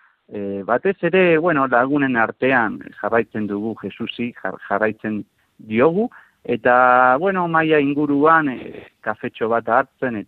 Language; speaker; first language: Basque; non-native, fluent; Spanish